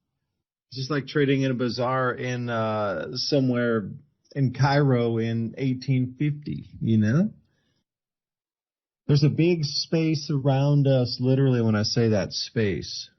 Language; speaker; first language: English; native; English